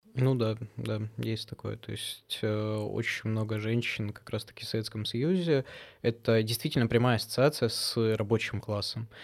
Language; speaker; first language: Russian; native; Russian